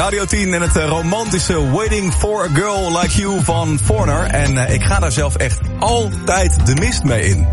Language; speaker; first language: Dutch; native; Dutch